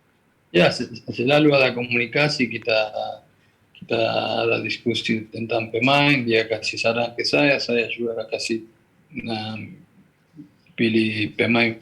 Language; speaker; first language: Indonesian; non-native, fluent; Spanish